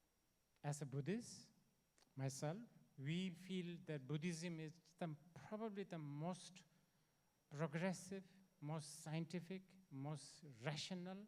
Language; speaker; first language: English; non-native, learner; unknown